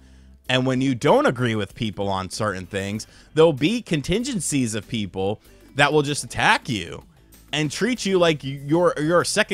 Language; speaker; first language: English; native; English